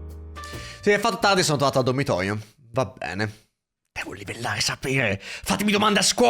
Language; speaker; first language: Italian; native; Italian